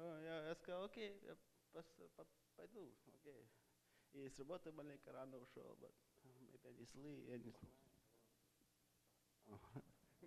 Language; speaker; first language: Russian; early bilingual, heritage; Russian